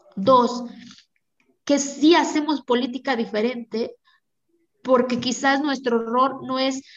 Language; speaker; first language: Spanish; non-native, local second language; Zapotec